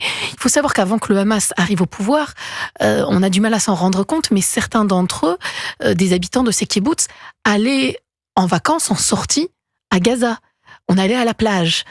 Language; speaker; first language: French; native; French